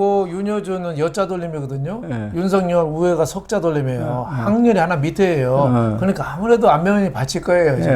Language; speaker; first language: Korean; native; Korean